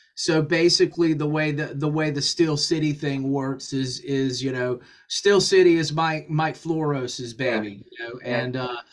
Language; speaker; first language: English; native; English